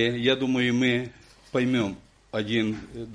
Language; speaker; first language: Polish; non-native, learner; Ukrainian